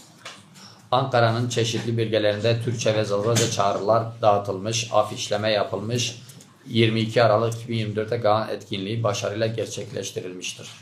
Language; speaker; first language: Turkish; native; Turkish